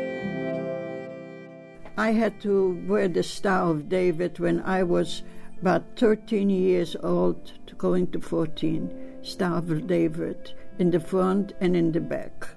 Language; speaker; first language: English; non-native, learner; Polish